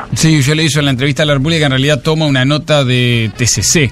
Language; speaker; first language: Spanish; native; Spanish